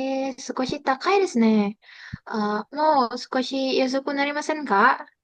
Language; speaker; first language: Japanese; non-native, learner; Indonesian